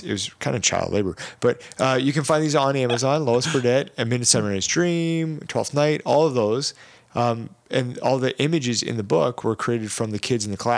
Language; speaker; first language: English; native; English